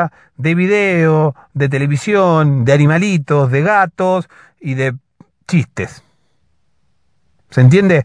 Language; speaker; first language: Spanish; native; Spanish